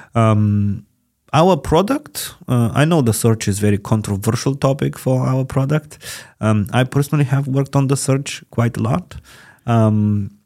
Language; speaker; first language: English; non-native, fluent; Bulgarian